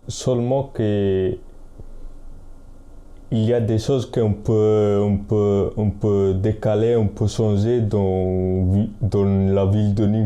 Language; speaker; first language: French; non-native, fluent; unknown